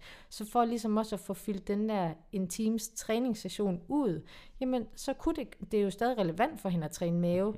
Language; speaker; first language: Danish; native; Danish